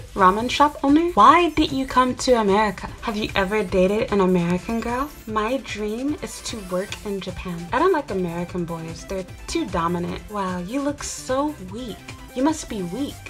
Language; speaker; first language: English; native; English